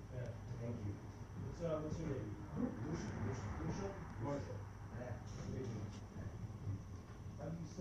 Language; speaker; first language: English; non-native, learner; Serbian